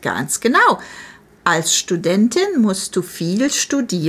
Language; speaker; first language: German; non-native, fluent; English